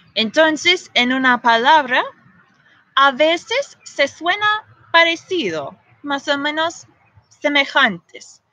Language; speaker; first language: Spanish; non-native, fluent; English